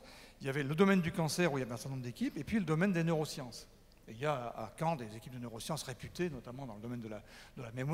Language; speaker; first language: French; native; French